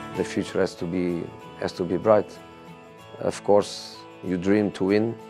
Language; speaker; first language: English; non-native, fluent; Portuguese